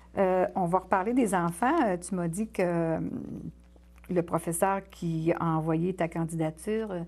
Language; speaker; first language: French; native; French